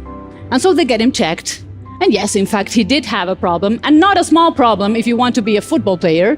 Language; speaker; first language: English; non-native, fluent; Spanish